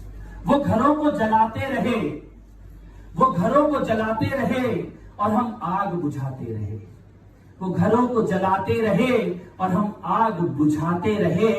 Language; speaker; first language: Hindi; native; Hindi